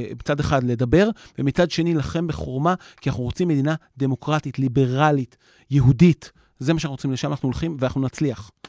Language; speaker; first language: Hebrew; native; Hebrew